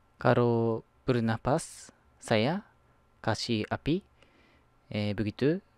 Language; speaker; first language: Indonesian; non-native, learner; Japanese